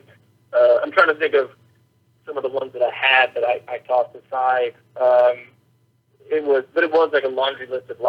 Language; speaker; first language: English; native; English